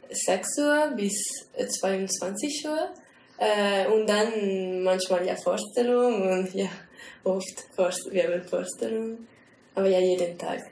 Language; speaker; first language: German; non-native, learner; Italian